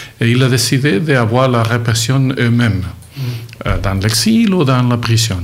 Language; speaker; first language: French; non-native, learner; Catalan